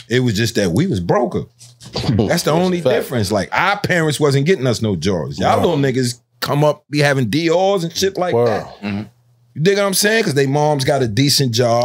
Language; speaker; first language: English; native; English